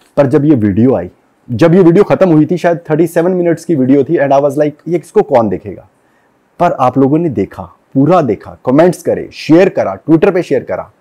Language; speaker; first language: Hindi; non-native, local second language; Punjabi